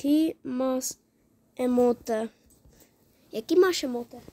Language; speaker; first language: Czech; early bilingual, other home language; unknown